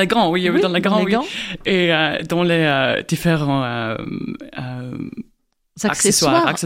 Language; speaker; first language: French; non-native, fluent; Estonian